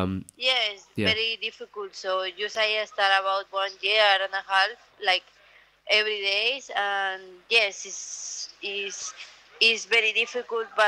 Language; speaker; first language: English; non-native, learner; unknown